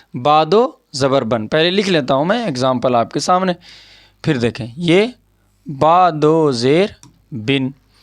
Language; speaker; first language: Urdu; native; Urdu